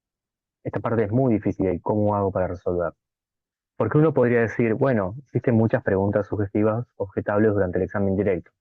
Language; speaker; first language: Spanish; native; Spanish